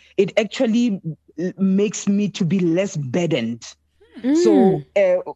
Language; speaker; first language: English; non-native, local second language; Southern Sotho